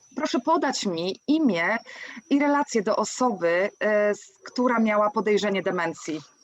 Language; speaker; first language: Polish; native; Polish